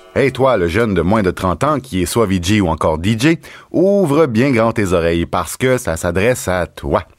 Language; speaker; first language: French; native; French